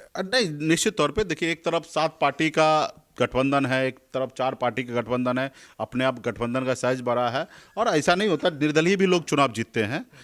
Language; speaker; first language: Hindi; native; Hindi